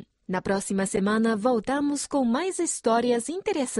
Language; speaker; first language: Portuguese; non-native, fluent; Chinese